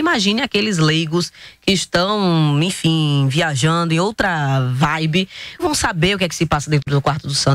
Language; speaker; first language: Portuguese; native; Portuguese